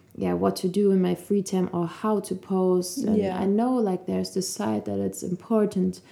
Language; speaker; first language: English; non-native, fluent; German